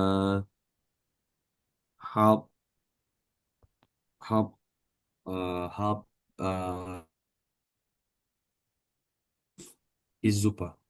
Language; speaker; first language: German; non-native, learner; Indonesian